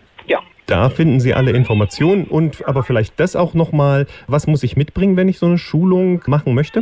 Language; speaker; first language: German; native; German